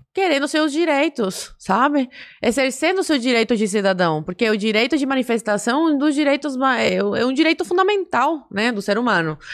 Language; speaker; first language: Portuguese; early bilingual, other home language; Spanish